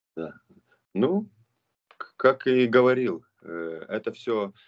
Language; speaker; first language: Russian; non-native, local second language; Romanian